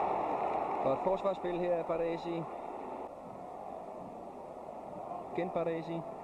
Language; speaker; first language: Danish; native; Danish